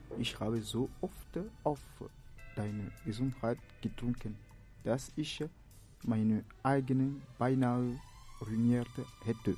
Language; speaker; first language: German; non-native, fluent; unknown